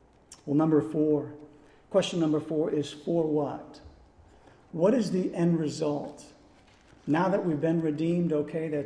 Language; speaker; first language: English; native; English